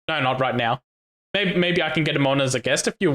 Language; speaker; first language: English; native; English